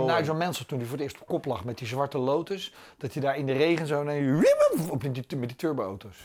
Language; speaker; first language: Dutch; native; Dutch